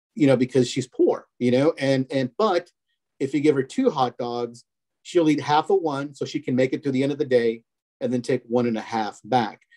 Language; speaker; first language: English; early bilingual, other home language; Spanish